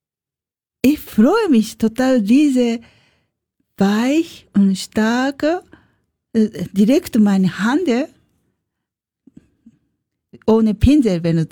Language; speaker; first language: German; non-native, learner; Japanese